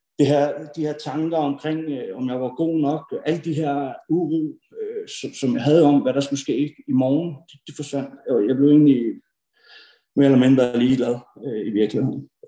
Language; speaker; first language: Danish; early bilingual, other home language; Norwegian